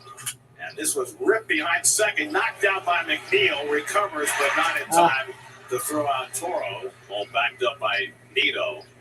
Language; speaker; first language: English; native; English